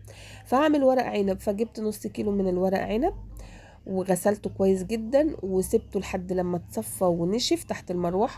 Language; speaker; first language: Arabic; native; Arabic